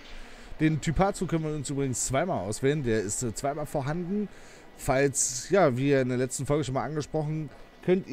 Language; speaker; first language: German; native; German